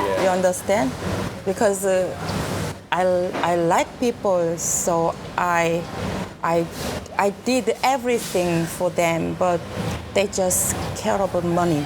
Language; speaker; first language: English; non-native, learner; Korean